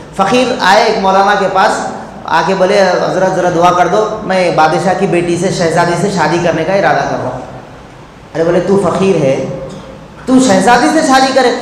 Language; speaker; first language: Urdu; native; Urdu